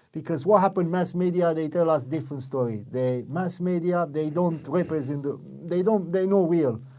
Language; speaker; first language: English; non-native, fluent; Romanian